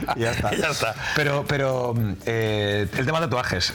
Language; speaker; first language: Spanish; native; Spanish